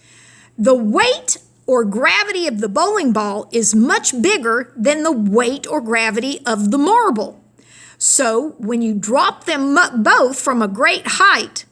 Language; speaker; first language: English; native; English